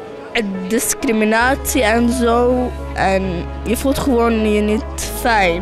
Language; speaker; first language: Dutch; early bilingual, other home language; Arabic